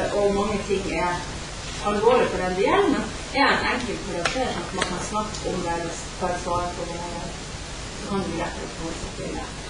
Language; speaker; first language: Norwegian; native; Norwegian